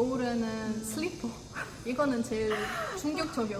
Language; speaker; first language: Korean; non-native, fluent; Ukrainian